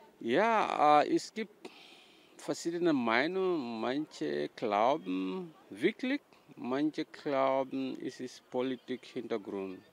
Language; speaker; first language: German; non-native, learner; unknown